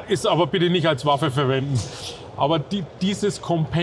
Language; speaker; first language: German; native; German